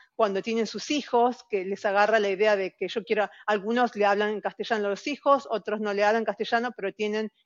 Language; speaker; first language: Spanish; native; Spanish